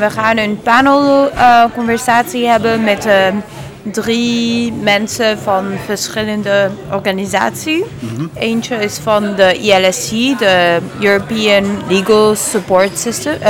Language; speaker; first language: Dutch; non-native, learner; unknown